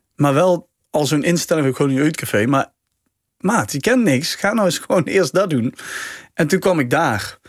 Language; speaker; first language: Dutch; native; Dutch